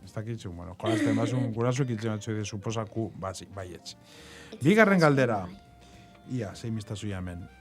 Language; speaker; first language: Basque; native; Basque